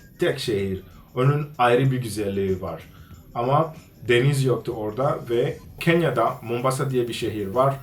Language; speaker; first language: Turkish; non-native, fluent; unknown